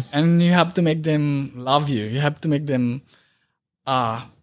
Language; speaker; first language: English; non-native, local second language; Filipino